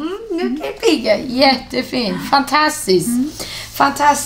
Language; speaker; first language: Swedish; non-native, fluent; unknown